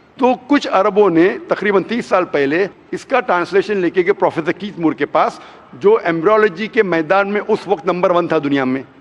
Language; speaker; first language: Hindi; non-native, local second language; Konkani